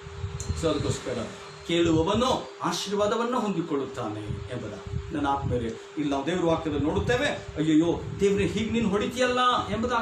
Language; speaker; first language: Kannada; native; Kannada